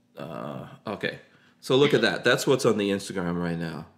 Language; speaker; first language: English; native; English